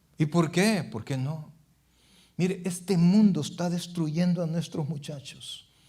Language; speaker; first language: Spanish; native; Spanish